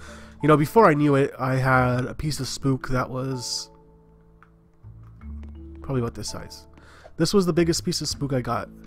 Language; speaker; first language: English; native; English